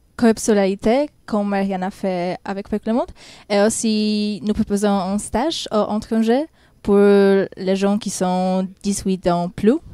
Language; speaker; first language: French; non-native, learner; Polish